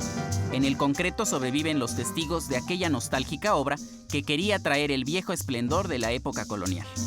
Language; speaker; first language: Spanish; native; Spanish